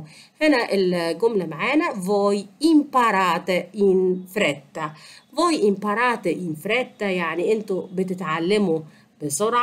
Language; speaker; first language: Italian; non-native, fluent; Arabic